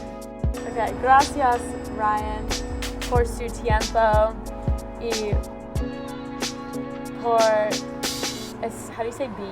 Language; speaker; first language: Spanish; non-native, learner; English